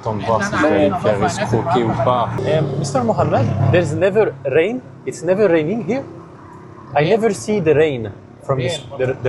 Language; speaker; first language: French; native; French